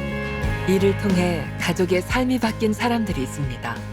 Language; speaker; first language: Korean; native; Korean